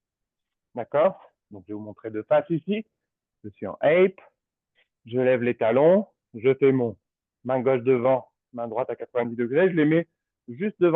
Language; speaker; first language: French; native; French